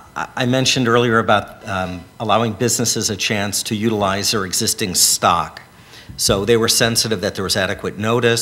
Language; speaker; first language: English; native; English